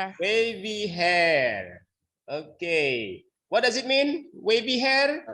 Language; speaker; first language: English; non-native, learner; Indonesian